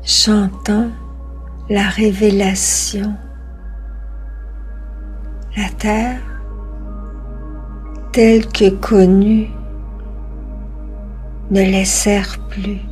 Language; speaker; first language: French; native; French